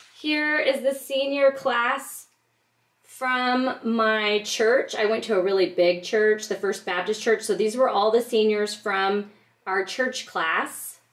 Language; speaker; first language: English; native; English